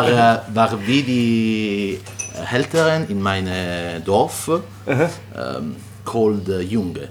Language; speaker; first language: German; non-native, learner; Italian